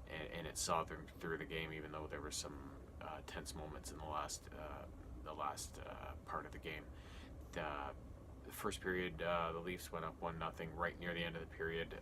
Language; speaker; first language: English; native; English